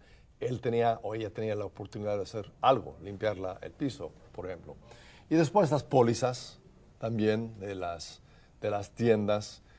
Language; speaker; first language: Spanish; non-native, fluent; English